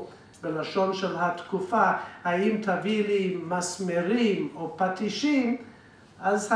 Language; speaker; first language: Hebrew; non-native, fluent; English